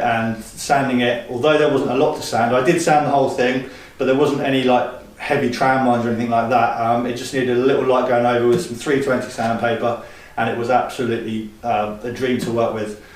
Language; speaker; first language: English; native; English